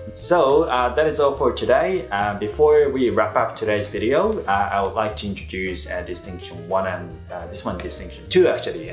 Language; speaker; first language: English; non-native, fluent; Japanese